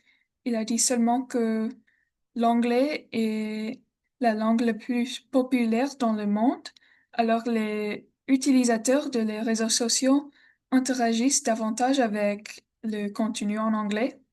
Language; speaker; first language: French; non-native, learner; English